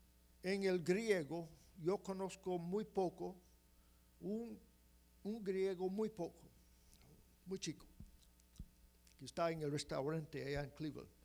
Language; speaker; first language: Spanish; non-native, fluent; English